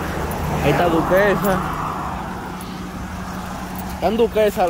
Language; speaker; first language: Spanish; native; Spanish